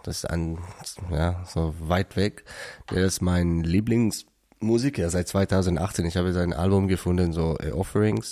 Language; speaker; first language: German; non-native, learner; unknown